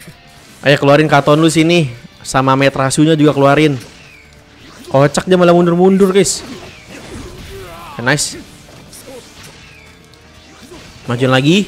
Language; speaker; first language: Indonesian; native; Indonesian